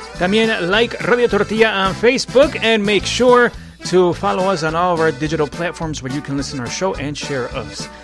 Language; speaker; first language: English; early bilingual, other home language; Spanish